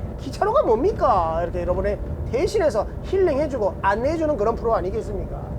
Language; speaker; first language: Korean; native; Korean